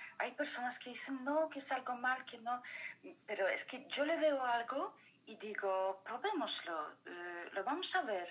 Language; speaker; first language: Spanish; non-native, fluent; Polish